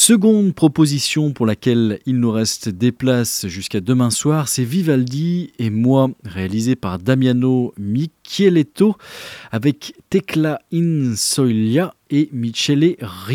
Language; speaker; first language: French; native; French